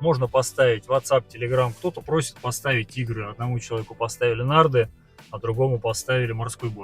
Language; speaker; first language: Russian; native; Russian